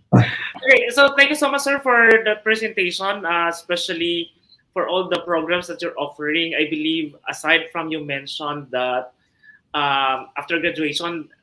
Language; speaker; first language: English; non-native, local second language; Filipino